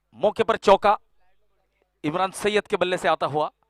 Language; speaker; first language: Hindi; non-native, local second language; Marathi